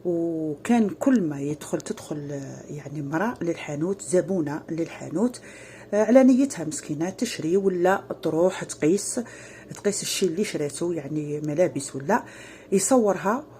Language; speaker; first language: Arabic; native; Arabic